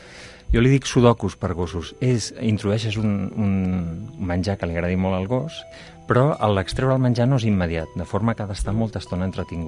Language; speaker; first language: Catalan; native; Catalan